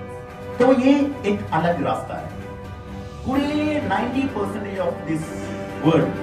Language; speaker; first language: Hindi; non-native, fluent; Bangla